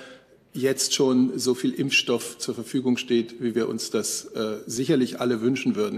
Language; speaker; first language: German; native; German